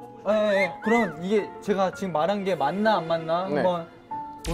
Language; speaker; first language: Korean; native; Korean